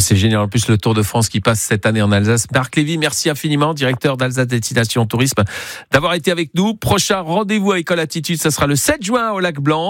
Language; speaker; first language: French; native; French